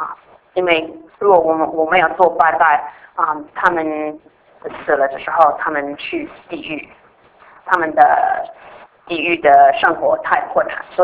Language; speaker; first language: Chinese; non-native, fluent; English